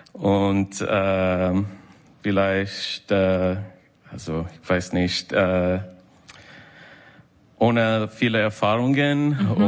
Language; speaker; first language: German; non-native, fluent; English